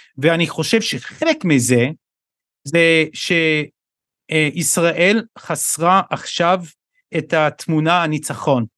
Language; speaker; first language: Hebrew; non-native, fluent; English